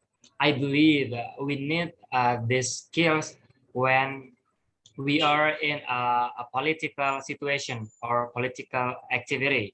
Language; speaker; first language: English; non-native, learner; Indonesian